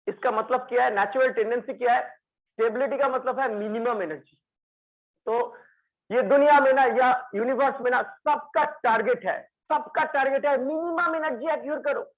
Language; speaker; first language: Hindi; non-native, local second language; Bangla